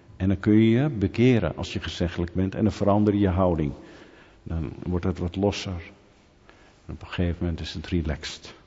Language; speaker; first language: Dutch; native; Dutch